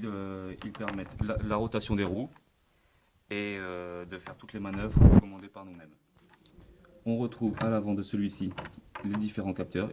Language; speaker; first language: French; native; French